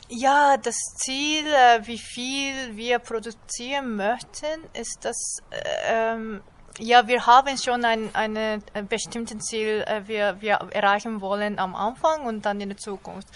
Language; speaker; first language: German; non-native, fluent; Japanese